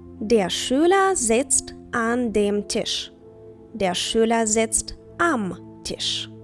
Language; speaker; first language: German; non-native, fluent; Ukrainian